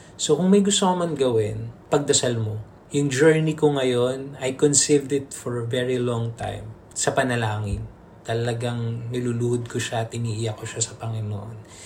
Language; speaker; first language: Filipino; native; Filipino